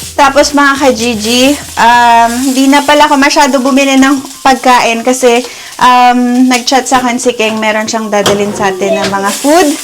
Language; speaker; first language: Filipino; native; Filipino